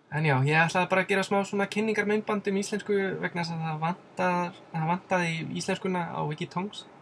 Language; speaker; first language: Icelandic; non-native, fluent; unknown